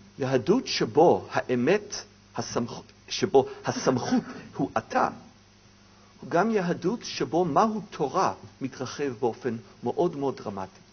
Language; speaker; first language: Hebrew; non-native, fluent; English